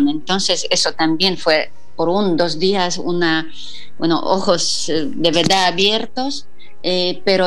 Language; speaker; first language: Spanish; non-native, fluent; Polish